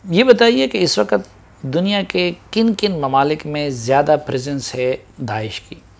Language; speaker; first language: Urdu; non-native, local second language; Pashto